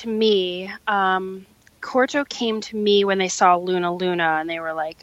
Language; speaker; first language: English; native; English